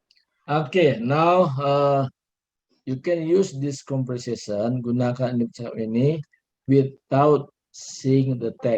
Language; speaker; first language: English; non-native, learner; Indonesian